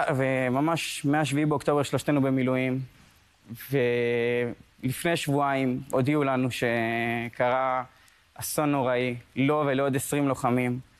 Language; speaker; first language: Hebrew; early bilingual, other home language; Spanish